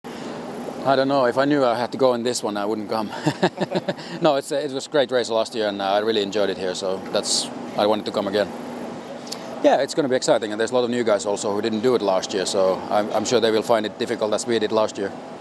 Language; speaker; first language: English; non-native, fluent; Finnish